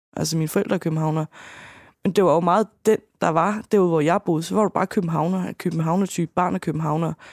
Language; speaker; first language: Danish; native; Danish